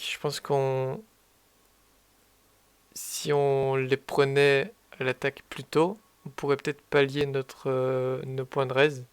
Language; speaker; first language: French; native; French